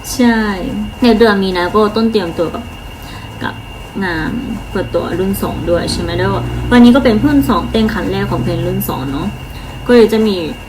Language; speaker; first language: Thai; non-native, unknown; Japanese